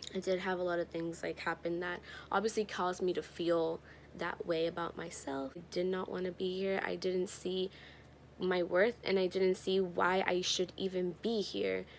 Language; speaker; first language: English; native; English